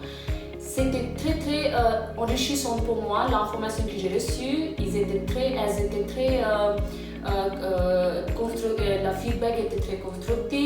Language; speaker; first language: French; non-native, fluent; English